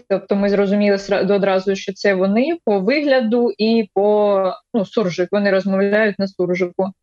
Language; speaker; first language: Ukrainian; non-native, local second language; Russian